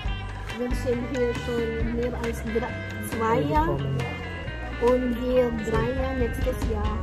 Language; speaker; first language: German; non-native, learner; Filipino